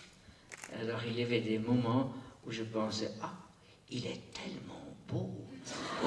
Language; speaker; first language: French; non-native, local second language; German